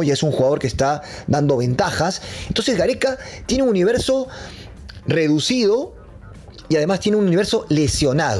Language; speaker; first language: Spanish; native; Spanish